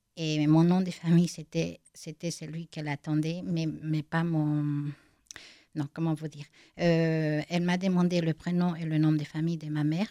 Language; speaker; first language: French; non-native, fluent; Spanish